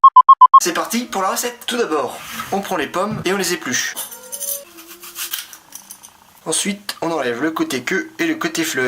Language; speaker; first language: French; native; French